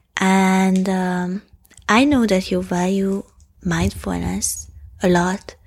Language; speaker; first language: English; non-native, fluent; Hungarian